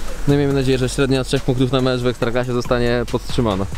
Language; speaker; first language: Polish; native; Polish